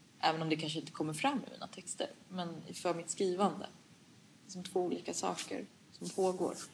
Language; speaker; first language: Swedish; early bilingual, other home language; Persian